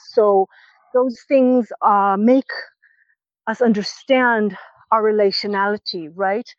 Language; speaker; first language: English; non-native, fluent; Hebrew